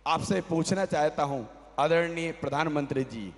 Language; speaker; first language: Hindi; native; Hindi